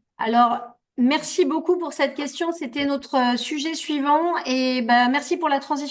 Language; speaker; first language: French; native; French